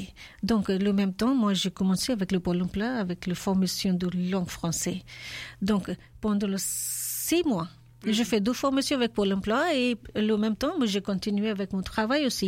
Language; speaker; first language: French; non-native, learner; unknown